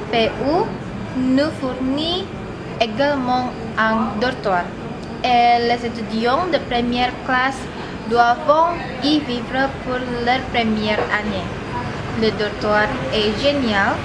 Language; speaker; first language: French; non-native, learner; Indonesian